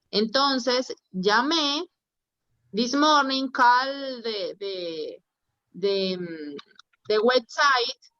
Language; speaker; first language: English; non-native, learner; Spanish